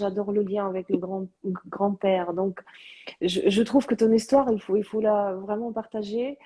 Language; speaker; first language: French; early bilingual, other home language; Korean